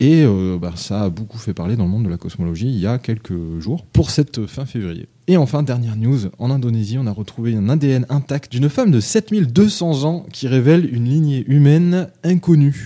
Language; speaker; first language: French; native; French